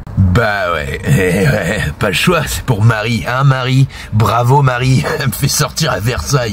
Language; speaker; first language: French; native; French